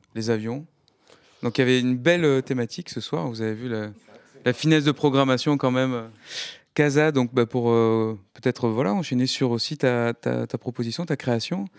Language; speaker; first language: French; native; French